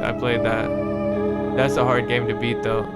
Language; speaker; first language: English; native; English